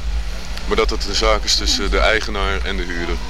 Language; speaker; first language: Dutch; native; Dutch